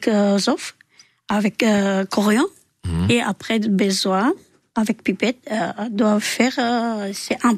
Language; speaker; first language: French; non-native, learner; Georgian